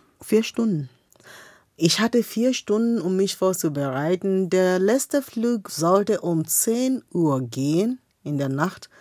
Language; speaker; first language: German; non-native, fluent; Igbo